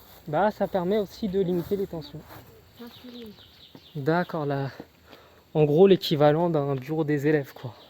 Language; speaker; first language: French; native; French